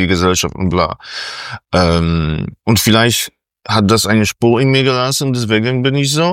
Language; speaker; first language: German; non-native, fluent; Polish